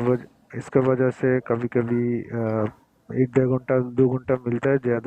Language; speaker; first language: Hindi; non-native, learner; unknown